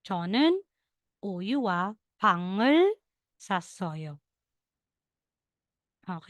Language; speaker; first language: Korean; non-native, learner; Filipino